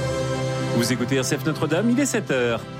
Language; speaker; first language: French; native; French